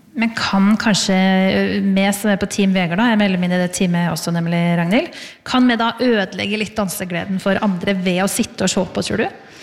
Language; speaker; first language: Norwegian; native; Norwegian